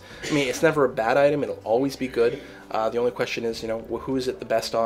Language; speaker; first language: English; native; English